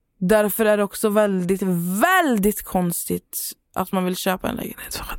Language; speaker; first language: Swedish; native; Swedish